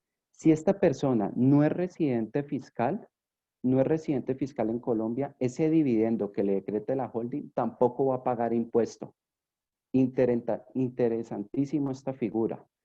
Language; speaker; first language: Spanish; native; Spanish